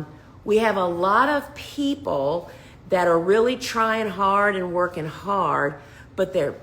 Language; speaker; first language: English; native; English